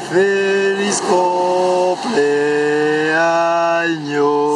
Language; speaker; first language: Spanish; non-native, learner; French